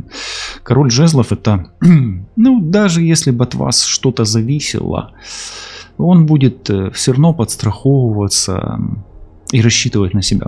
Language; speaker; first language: Russian; non-native, local second language; Ukrainian